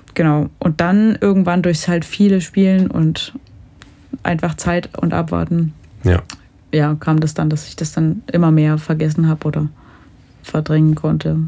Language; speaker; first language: German; native; German